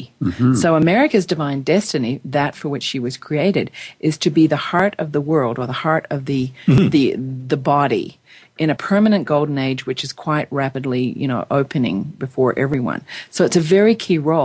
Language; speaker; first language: English; native; English